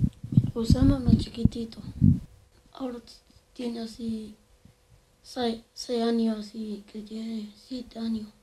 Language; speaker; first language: Spanish; non-native, learner; Arabic